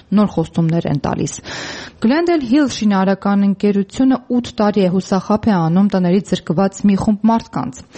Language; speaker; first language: Armenian; native; Armenian